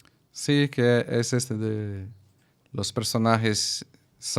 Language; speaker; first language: Spanish; non-native, fluent; Portuguese